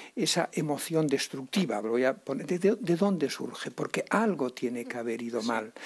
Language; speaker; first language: Spanish; native; Spanish